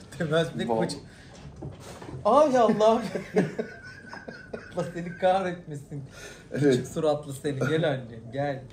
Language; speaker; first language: Turkish; native; Turkish